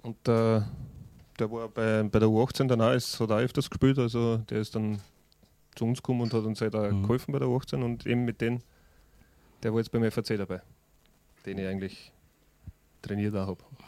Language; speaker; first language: German; native; German